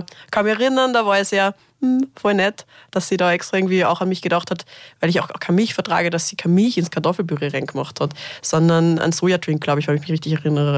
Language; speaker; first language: German; native; German